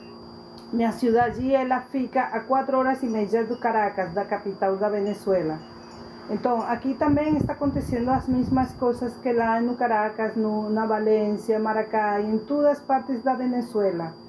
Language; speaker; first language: Portuguese; non-native, fluent; Spanish